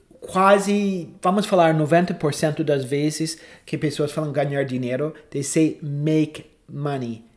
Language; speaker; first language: Portuguese; non-native, fluent; English